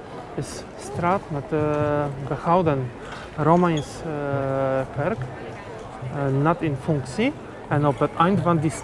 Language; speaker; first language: Dutch; non-native, learner; Polish